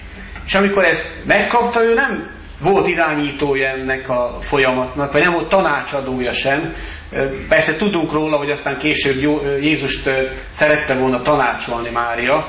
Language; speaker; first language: Hungarian; native; Hungarian